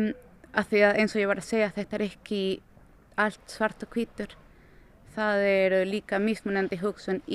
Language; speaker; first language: Icelandic; non-native, fluent; Spanish